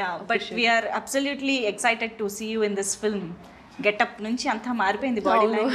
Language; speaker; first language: Telugu; native; Telugu